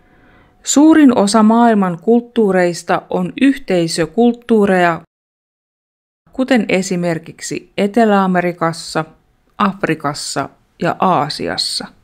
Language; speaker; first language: Finnish; non-native, fluent; Russian